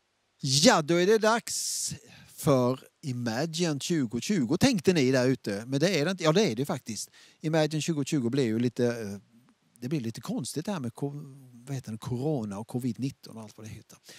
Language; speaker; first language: Swedish; native; Swedish